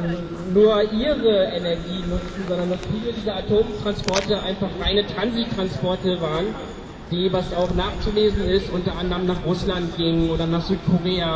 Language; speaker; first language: German; native; German